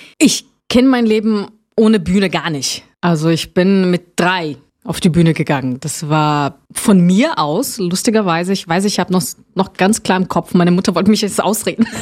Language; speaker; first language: German; non-native, fluent; Portuguese